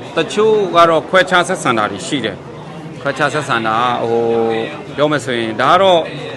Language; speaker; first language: Burmese; non-native, local second language; Hakha Chin